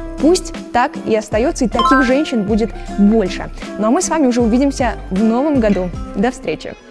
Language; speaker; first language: Russian; native; Russian